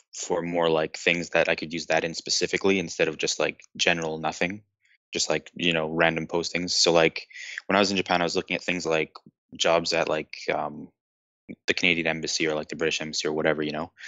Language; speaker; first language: English; native; English